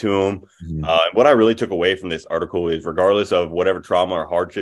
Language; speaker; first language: English; native; English